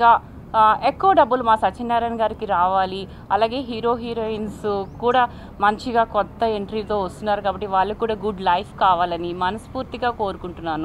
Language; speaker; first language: Telugu; native; Telugu